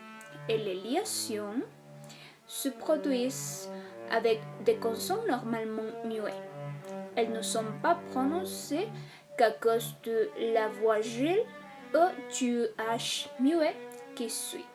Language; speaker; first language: French; non-native, fluent; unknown